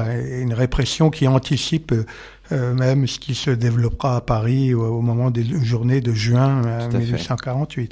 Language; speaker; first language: French; native; French